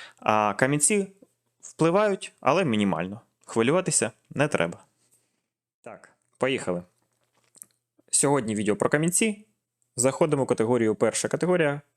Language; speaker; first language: Ukrainian; non-native, local second language; Russian